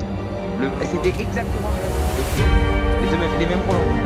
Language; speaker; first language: French; native; French